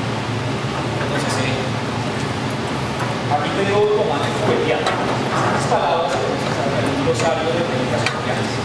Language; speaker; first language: Spanish; native; Spanish